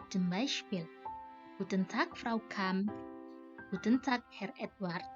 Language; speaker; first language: German; non-native, learner; Indonesian